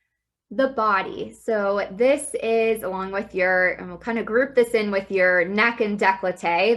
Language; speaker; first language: English; native; English